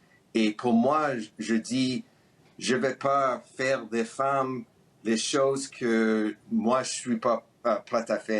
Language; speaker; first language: French; early bilingual, heritage; French